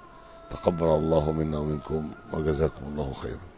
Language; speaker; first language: Arabic; native; Arabic